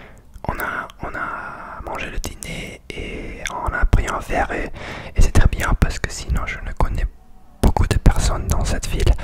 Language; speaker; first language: French; non-native, learner; English